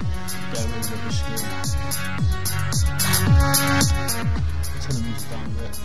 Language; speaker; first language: English; native; English